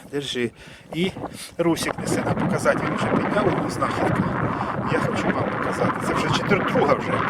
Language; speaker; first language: Ukrainian; non-native, local second language; Russian